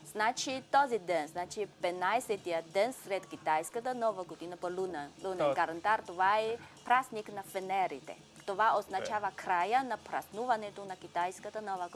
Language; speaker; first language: Bulgarian; non-native, fluent; Chinese